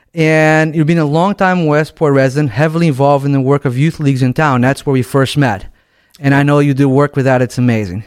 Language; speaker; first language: English; non-native, fluent; Portuguese